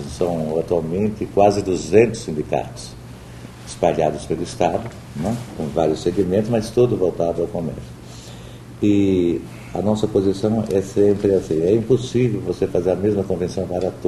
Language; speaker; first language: Portuguese; native; Portuguese